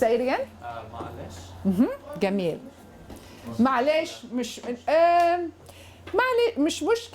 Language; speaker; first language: Arabic; non-native, fluent; English